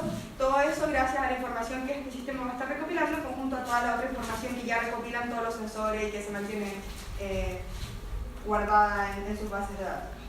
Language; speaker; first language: Spanish; native; Spanish